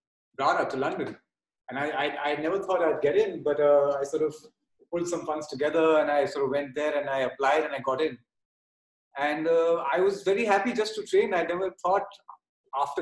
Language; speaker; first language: English; non-native, local second language; Bangla